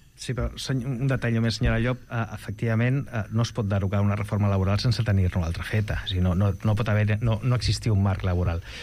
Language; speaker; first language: Catalan; non-native, local second language; Spanish